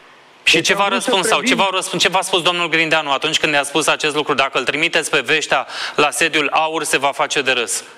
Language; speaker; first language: Romanian; native; Romanian